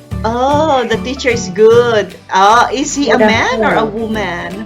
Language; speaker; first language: English; non-native, learner; Thai